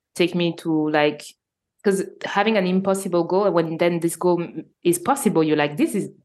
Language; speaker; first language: English; non-native, fluent; French